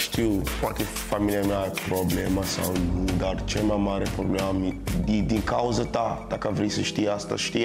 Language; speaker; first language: Romanian; non-native, learner; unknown